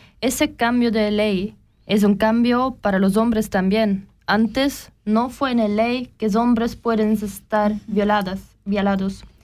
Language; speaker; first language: Spanish; non-native, learner; German